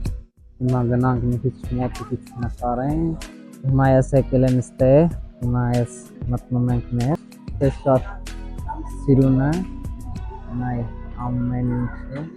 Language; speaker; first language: Armenian; non-native, learner; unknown